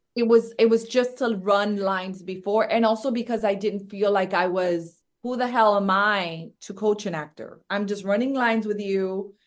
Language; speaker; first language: English; early bilingual, other home language; Spanish